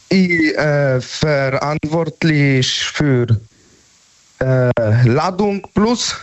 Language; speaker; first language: German; non-native, learner; Polish